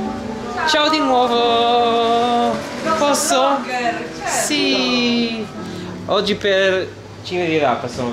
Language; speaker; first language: Italian; non-native, learner; English